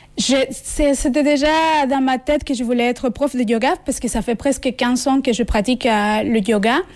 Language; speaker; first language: French; non-native, fluent; Spanish